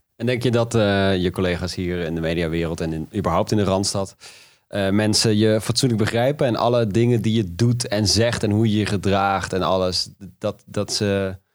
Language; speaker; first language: Dutch; native; Dutch